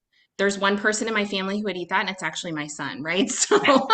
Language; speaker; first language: English; native; English